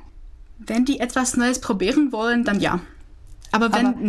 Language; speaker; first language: German; non-native, learner; Czech